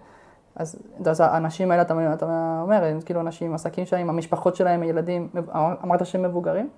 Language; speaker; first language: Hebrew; non-native, fluent; Spanish